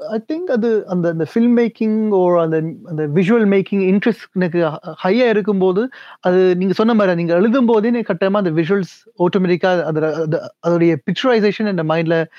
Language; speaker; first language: Tamil; early bilingual, heritage; Tamil